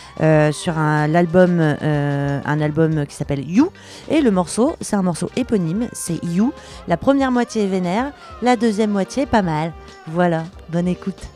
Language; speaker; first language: French; native; French